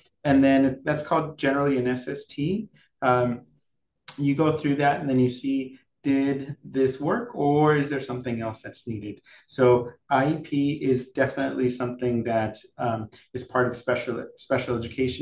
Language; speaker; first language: English; native; English